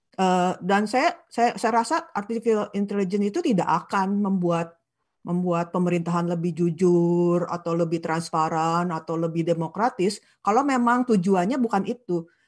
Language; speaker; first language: Indonesian; non-native, local second language; Sundanese